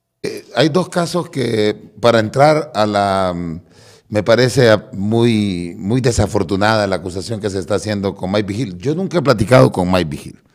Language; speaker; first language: Spanish; native; Spanish